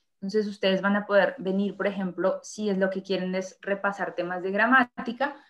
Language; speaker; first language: Spanish; native; Spanish